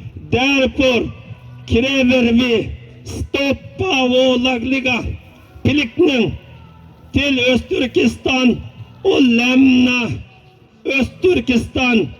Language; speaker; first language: Swedish; non-native, learner; Uyghur